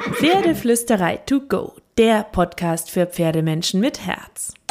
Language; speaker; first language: German; native; German